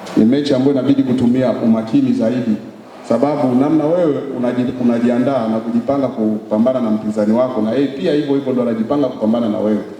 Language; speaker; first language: Swahili; native; Swahili